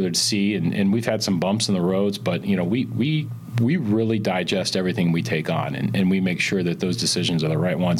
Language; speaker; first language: English; native; English